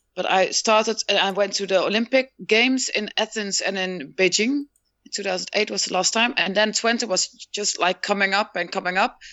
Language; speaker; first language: English; non-native, fluent; Dutch